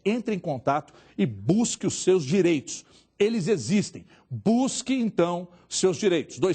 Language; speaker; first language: Portuguese; native; Portuguese